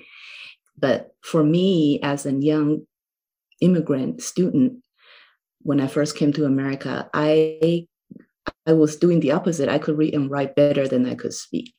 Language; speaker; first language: English; non-native, fluent; Chinese